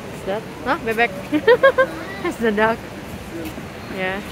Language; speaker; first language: English; non-native, learner; Indonesian